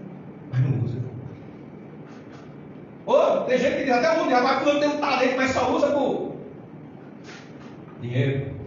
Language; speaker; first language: Portuguese; native; Portuguese